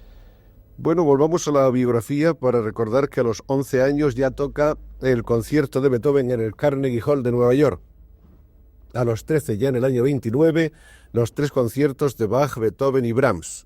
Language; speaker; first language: Spanish; native; Spanish